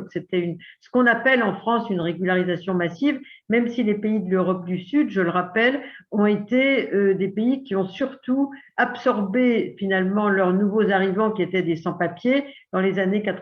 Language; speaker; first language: French; native; French